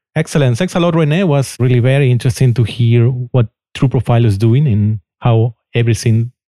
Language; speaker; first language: English; non-native, fluent; Spanish